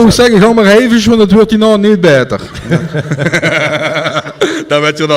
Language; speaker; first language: Dutch; native; Dutch